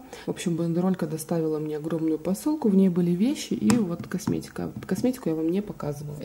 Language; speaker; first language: Russian; native; Russian